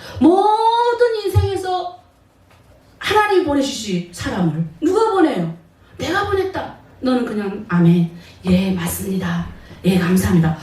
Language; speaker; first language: Korean; native; Korean